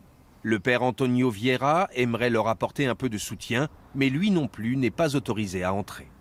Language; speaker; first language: French; native; French